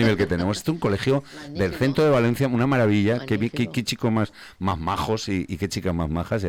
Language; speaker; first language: Spanish; native; Spanish